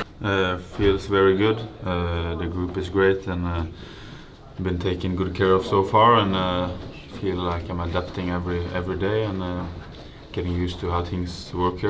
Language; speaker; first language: English; non-native, fluent; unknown